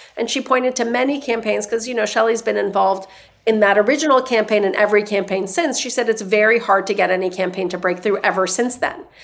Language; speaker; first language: English; non-native, fluent; Persian